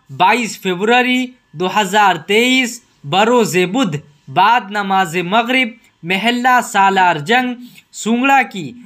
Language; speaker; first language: Urdu; native; Urdu